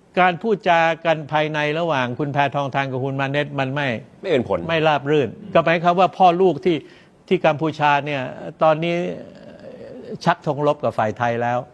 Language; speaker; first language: Thai; native; Thai